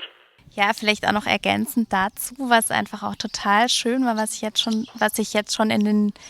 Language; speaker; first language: German; native; German